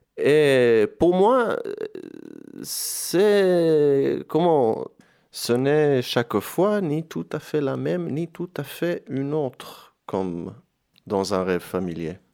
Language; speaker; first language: French; non-native, fluent; Hebrew